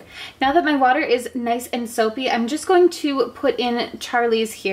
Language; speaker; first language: English; native; English